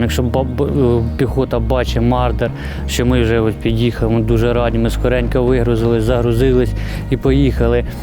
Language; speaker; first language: Ukrainian; non-native, local second language; Russian